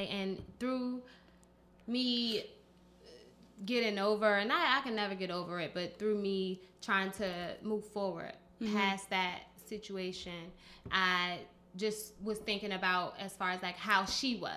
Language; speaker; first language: English; native; English